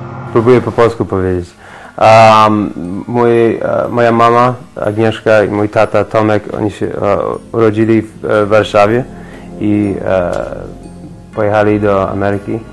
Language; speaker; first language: Polish; early bilingual, heritage; Polish